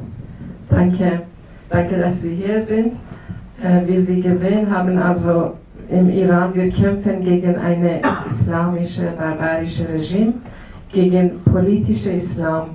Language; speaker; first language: German; non-native, fluent; Persian